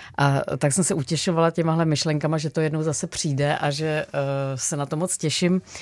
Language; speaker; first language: Czech; native; Czech